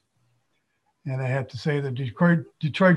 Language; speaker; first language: English; native; English